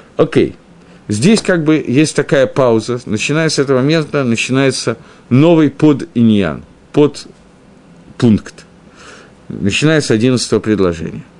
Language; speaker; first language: Russian; early bilingual, heritage; Russian